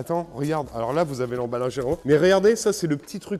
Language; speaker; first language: French; native; French